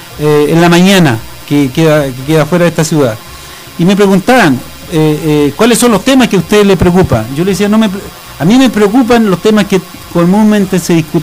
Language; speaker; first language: Spanish; native; Spanish